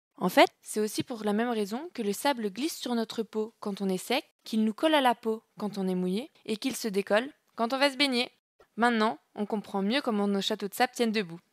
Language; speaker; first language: French; native; French